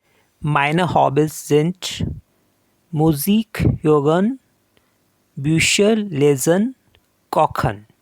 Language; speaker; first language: German; non-native, learner; Hindi